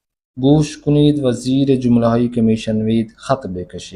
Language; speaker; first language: Persian; non-native, fluent; Urdu